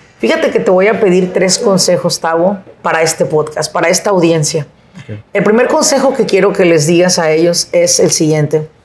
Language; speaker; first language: Spanish; native; Spanish